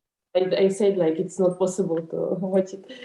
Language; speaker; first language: English; non-native, fluent; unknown